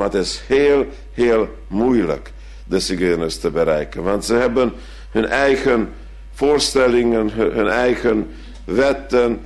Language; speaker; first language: Dutch; non-native, fluent; Hungarian